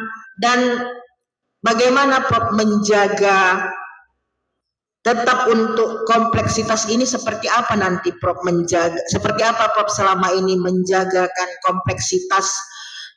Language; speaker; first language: Indonesian; native; Indonesian